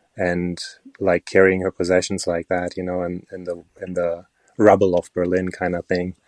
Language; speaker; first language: English; non-native, fluent; German